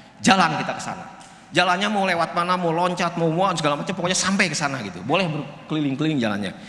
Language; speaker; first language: Indonesian; non-native, local second language; Sundanese